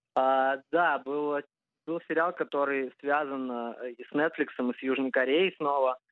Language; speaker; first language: Russian; early bilingual, heritage; Russian